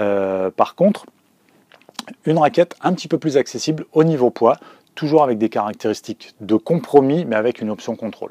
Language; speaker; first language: French; native; French